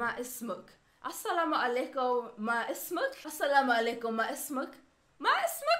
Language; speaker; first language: Arabic; non-native, learner; Swedish